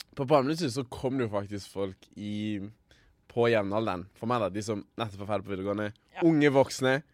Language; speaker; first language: Norwegian; early bilingual, other home language; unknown